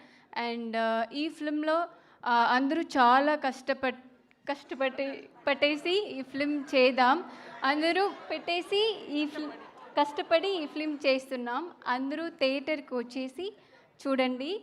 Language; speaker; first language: Telugu; non-native, learner; Tamil